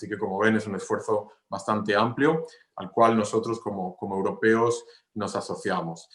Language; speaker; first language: Spanish; non-native, fluent; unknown